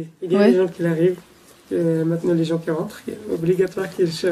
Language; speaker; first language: French; non-native, learner; Arabic